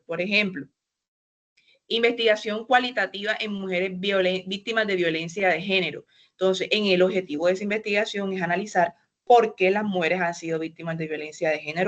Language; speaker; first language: Spanish; native; Spanish